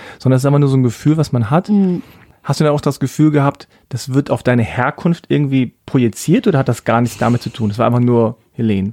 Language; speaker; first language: German; early bilingual, other home language; Korean